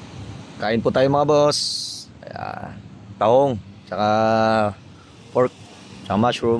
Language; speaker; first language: Filipino; native; Filipino